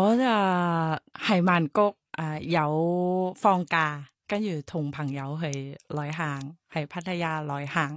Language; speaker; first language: Cantonese; non-native, learner; Thai